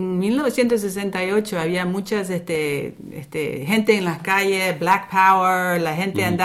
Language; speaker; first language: Spanish; early bilingual, other home language; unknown